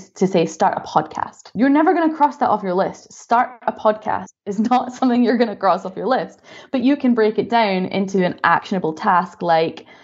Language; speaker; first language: English; native; English